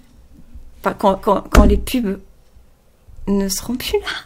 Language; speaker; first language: French; native; French